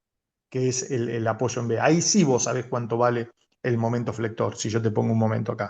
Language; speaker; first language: Spanish; native; Spanish